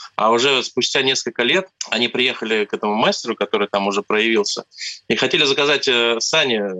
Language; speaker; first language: Russian; native; Russian